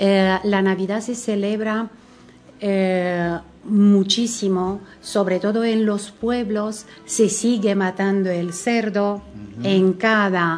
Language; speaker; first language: Spanish; non-native, fluent; Romanian